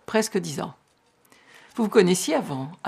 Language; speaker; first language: French; native; French